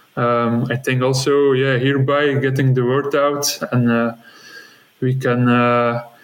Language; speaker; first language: English; non-native, fluent; Dutch